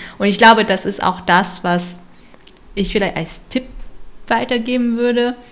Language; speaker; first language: German; early bilingual, other home language; Vietnamese